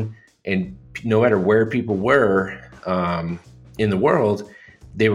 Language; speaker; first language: English; native; English